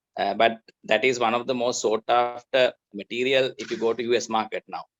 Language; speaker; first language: English; non-native, local second language; Sinhala